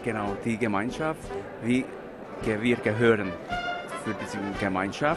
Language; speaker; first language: German; non-native, local second language; Hungarian